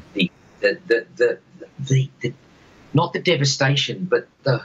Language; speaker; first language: English; native; English